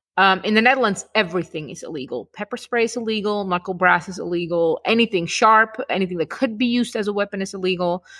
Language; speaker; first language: English; non-native, fluent; Czech